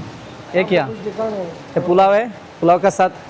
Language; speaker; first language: Hindi; non-native, learner; Bangla